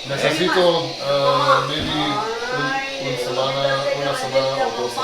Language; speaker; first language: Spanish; non-native, learner; English